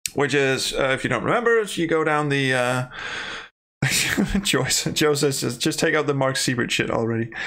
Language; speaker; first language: English; non-native, fluent; Danish